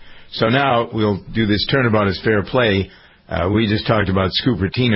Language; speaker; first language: English; native; English